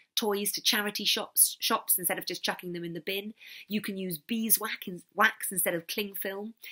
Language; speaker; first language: English; native; English